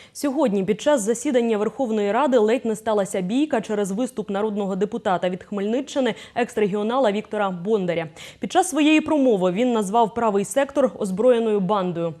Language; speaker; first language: Ukrainian; native; Ukrainian